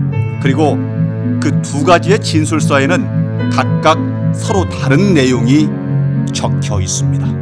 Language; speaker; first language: Korean; native; Korean